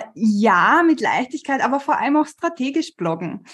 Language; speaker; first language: German; native; German